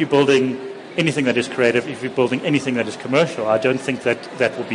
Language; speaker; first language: English; native; English